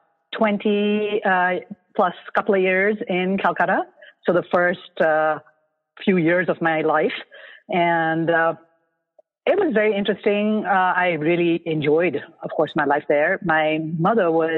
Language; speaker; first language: English; non-native, local second language; Bangla